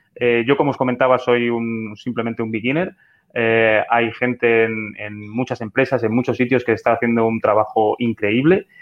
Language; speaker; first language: Spanish; native; Spanish